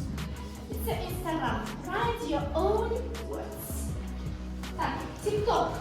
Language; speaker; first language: English; non-native, learner; Kazakh